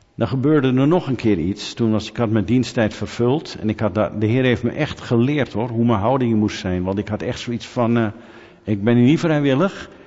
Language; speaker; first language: Dutch; native; Dutch